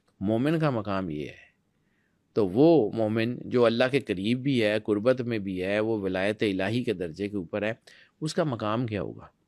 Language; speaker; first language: Urdu; non-native, local second language; Punjabi